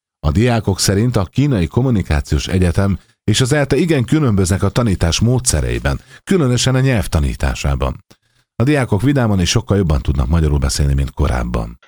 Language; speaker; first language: Hungarian; native; Hungarian